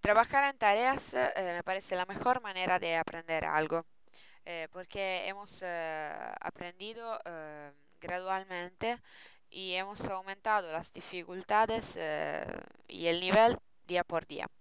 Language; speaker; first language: Spanish; non-native, learner; Italian